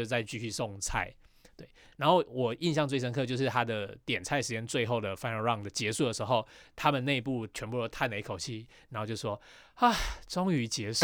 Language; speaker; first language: Chinese; native; Chinese